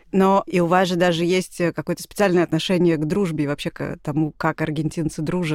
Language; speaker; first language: Russian; native; Russian